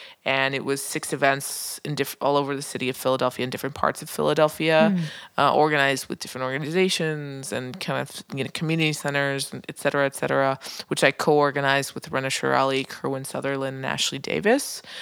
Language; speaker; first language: English; non-native, local second language; Spanish